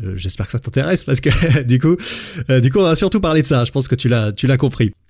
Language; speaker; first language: French; native; French